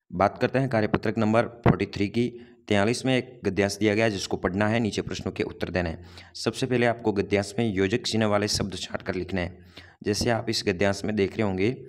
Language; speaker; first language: Hindi; native; Hindi